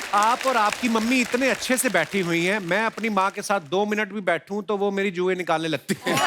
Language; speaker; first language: Hindi; non-native, local second language; Punjabi